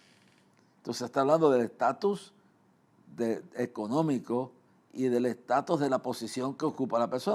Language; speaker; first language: Spanish; native; Spanish